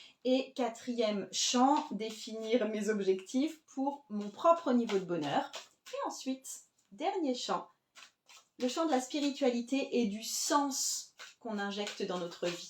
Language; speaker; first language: French; native; French